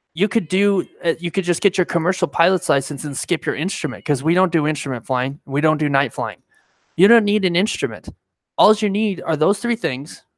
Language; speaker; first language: English; native; English